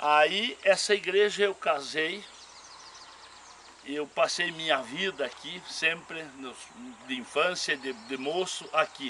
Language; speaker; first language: Portuguese; native; Portuguese